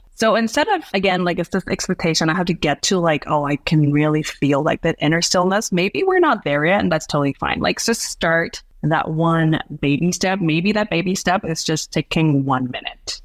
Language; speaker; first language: English; non-native, local second language; Cantonese